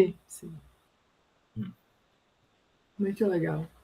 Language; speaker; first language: Spanish; non-native, learner; Portuguese